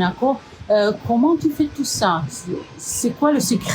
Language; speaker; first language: French; non-native, fluent; Romanian